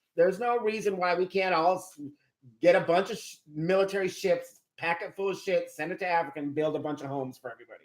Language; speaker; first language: English; native; English